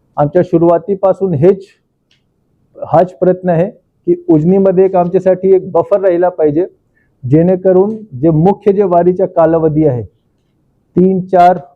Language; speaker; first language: Marathi; non-native, local second language; Hindi